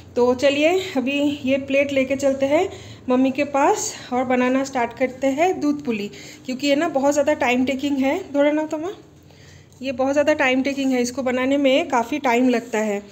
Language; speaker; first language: Hindi; non-native, local second language; Bangla